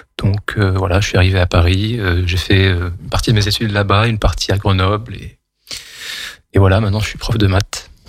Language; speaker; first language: French; non-native, local second language; Kabyle